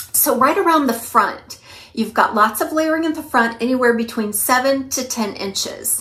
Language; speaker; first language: English; native; English